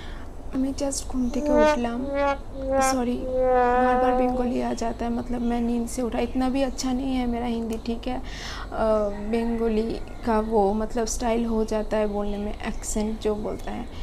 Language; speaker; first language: Hindi; non-native, local second language; Bangla